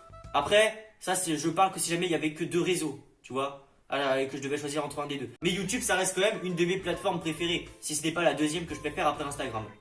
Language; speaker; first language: French; native; French